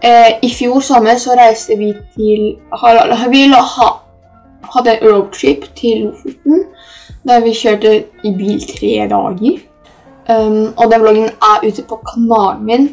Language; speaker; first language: Norwegian; early bilingual, other home language; Polish